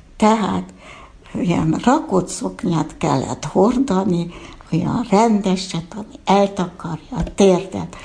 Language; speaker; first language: Hungarian; early bilingual, heritage; Hungarian